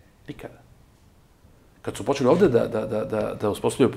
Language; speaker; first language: Serbian; native; Serbian